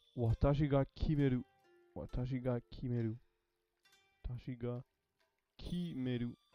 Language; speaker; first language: Japanese; non-native, learner; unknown